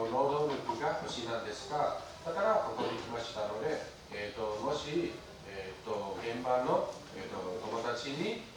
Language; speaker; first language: Japanese; non-native, learner; Chinese